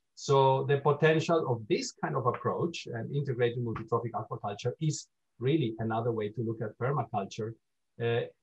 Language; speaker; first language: English; non-native, fluent; Spanish